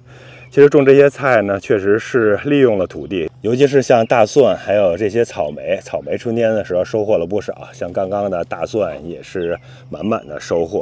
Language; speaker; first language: Chinese; native; Chinese